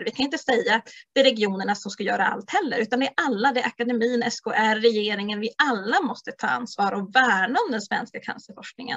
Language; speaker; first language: Swedish; native; Swedish